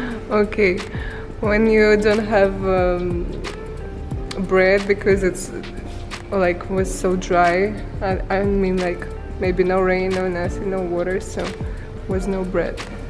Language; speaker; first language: English; non-native, fluent; Russian